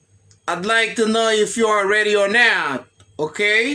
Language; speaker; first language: English; non-native, fluent; Haitian Creole